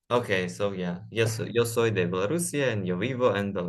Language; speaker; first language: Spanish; non-native, learner; Russian